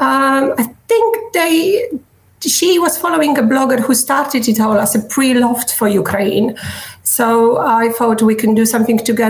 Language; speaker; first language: English; non-native, fluent; Polish